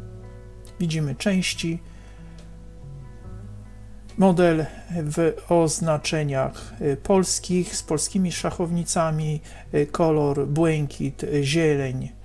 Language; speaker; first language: Polish; native; Polish